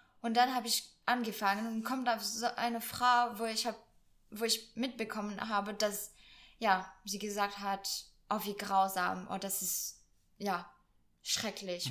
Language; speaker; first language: German; non-native, fluent; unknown